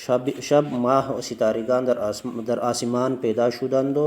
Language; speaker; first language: Persian; non-native, fluent; Urdu